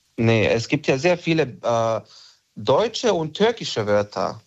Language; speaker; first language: German; non-native, local second language; Bosnian